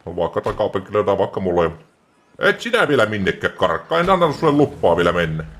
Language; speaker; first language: Finnish; native; Finnish